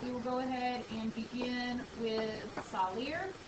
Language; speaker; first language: English; native; English